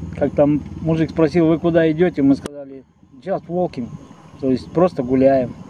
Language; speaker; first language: Russian; native; Russian